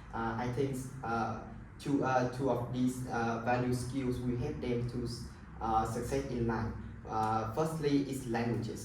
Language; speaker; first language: English; non-native, learner; Vietnamese